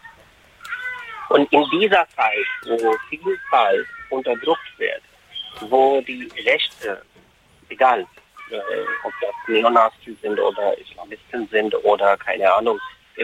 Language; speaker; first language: German; non-native, fluent; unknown